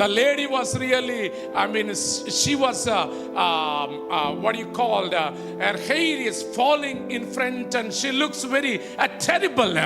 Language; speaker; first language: English; non-native, local second language; Telugu